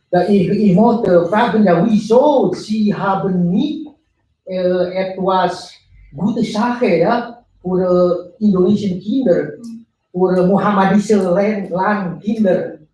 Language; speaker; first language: German; non-native, learner; Indonesian